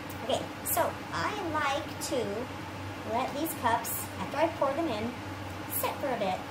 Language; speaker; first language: English; native; English